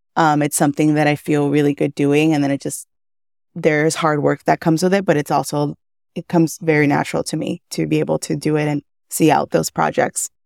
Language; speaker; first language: English; early bilingual, other home language; Spanish